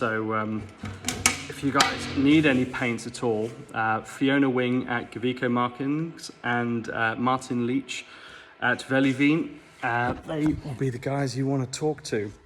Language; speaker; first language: English; native; English